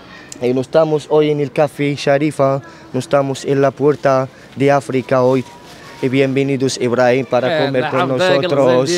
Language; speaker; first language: Spanish; non-native, learner; Arabic